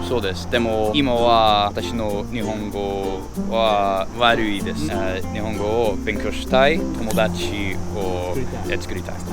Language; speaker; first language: Japanese; non-native, learner; English